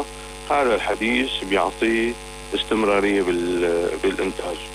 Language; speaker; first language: Arabic; native; Arabic